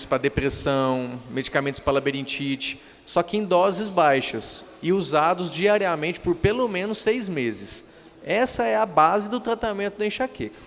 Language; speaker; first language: Portuguese; native; Portuguese